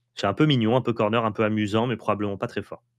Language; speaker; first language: French; native; French